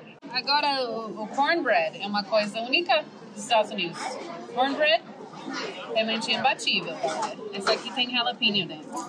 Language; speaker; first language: Portuguese; non-native, fluent; English